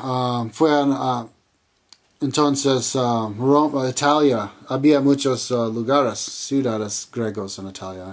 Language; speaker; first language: Spanish; non-native, learner; English